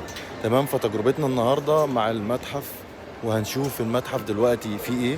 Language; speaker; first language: Arabic; native; Arabic